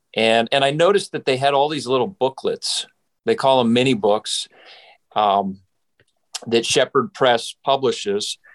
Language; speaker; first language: English; native; English